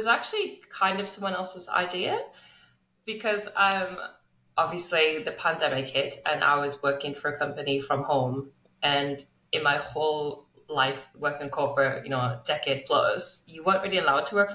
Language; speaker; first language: English; native; English